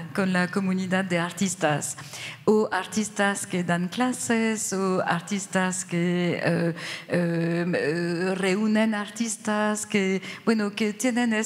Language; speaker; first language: Spanish; non-native, fluent; French